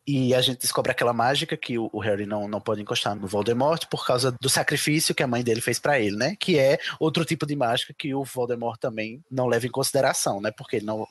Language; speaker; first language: Portuguese; native; Portuguese